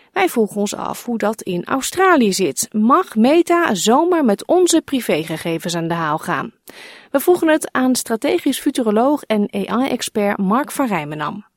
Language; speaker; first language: Dutch; native; Dutch